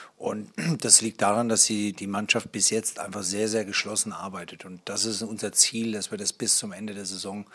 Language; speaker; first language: German; native; German